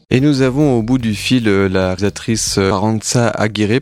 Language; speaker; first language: French; native; French